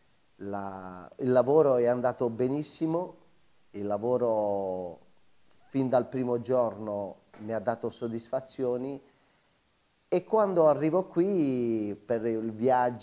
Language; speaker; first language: Italian; native; Italian